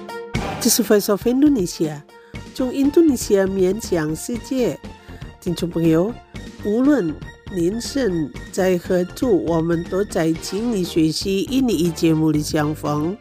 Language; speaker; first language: Chinese; non-native, fluent; Indonesian